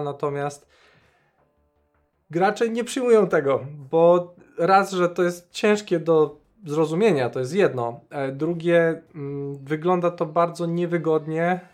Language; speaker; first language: Polish; native; Polish